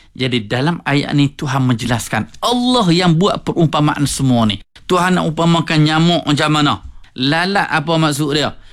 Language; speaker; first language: Malay; native; Malay